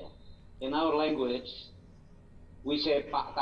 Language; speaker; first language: English; non-native, fluent; Indonesian